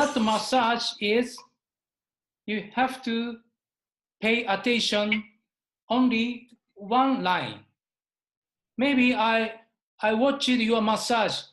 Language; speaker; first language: English; non-native, learner; Japanese